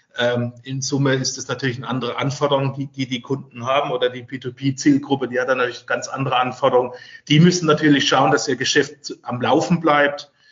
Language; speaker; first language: German; native; German